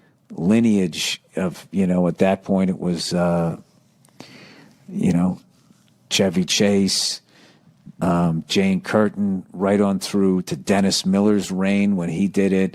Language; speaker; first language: English; native; English